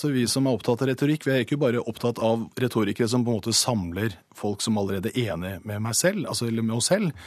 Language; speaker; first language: Norwegian; native; Norwegian